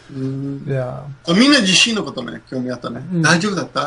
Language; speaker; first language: Japanese; non-native, fluent; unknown